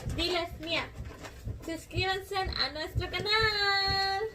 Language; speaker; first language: Spanish; early bilingual, other home language; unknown